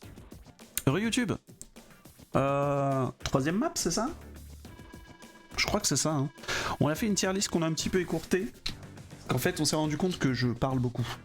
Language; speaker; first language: French; native; French